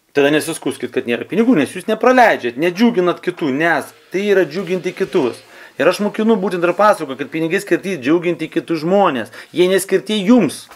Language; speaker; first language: Lithuanian; non-native, local second language; Russian